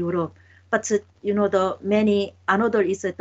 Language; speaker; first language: English; non-native, learner; Korean